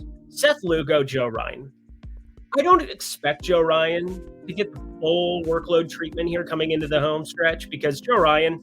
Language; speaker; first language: English; native; English